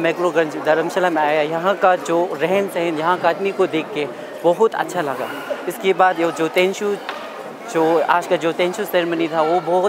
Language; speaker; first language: Hindi; non-native, local second language; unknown